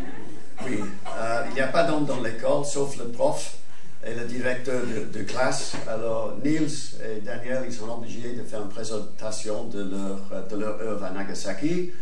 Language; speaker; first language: French; non-native, fluent; English